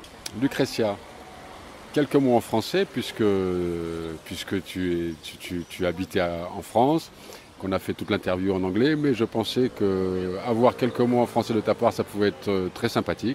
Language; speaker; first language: French; native; French